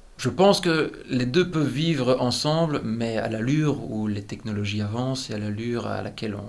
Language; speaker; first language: French; native; French